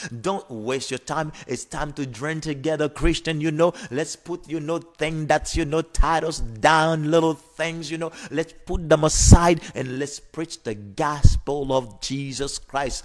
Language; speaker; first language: English; non-native, fluent; Haitian Creole